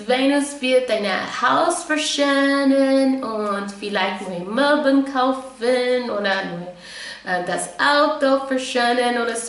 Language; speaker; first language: German; non-native, fluent; English